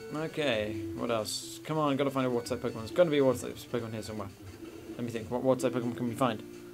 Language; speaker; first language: English; native; English